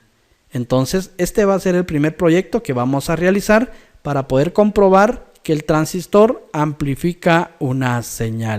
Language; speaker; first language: Spanish; native; Spanish